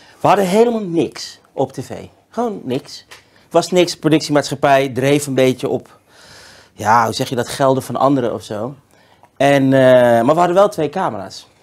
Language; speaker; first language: Dutch; native; Dutch